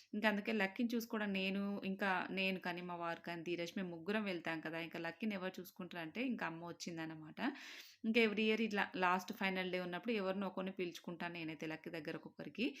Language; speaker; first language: Telugu; non-native, local second language; Marwari